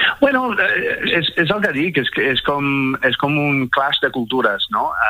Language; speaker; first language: Catalan; non-native, fluent; English